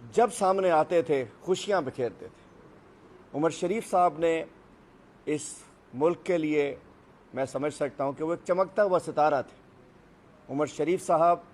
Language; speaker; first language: Urdu; native; Urdu